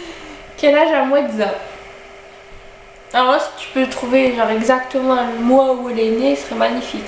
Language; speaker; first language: French; native; French